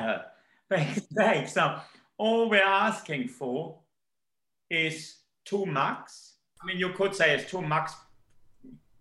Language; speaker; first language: English; non-native, fluent; German